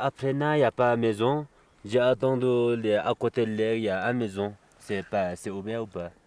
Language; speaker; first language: French; non-native, learner; Sherpa